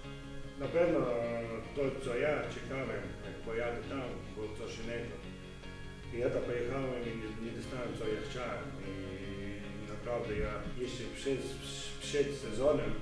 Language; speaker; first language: Polish; non-native, learner; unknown